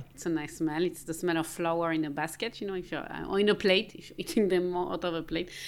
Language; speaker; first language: English; non-native, fluent; French